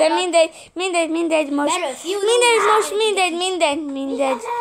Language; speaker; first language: Hungarian; early bilingual, heritage; Hungarian